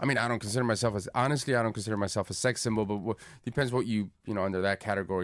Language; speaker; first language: English; early bilingual, other home language; Spanish